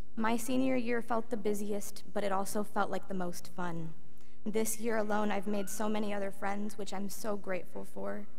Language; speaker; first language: English; early bilingual, other home language; Spanish